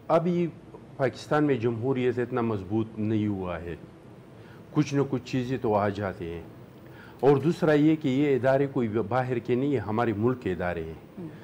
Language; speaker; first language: Urdu; non-native, local second language; Pashto